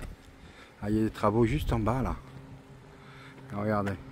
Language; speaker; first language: French; native; French